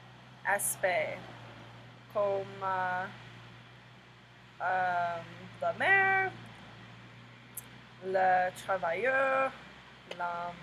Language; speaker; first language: French; non-native, learner; English